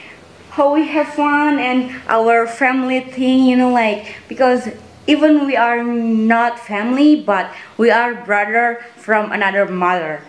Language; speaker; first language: English; non-native, fluent; Indonesian